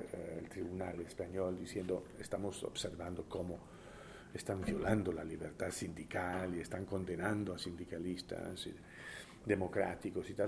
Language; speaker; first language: Spanish; early bilingual, heritage; Spanish